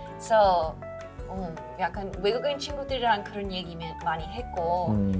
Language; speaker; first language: Korean; non-native, fluent; English